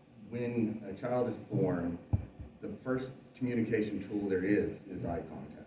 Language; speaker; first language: English; native; English